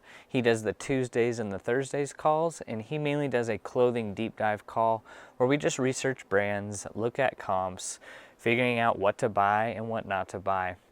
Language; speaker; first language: English; native; English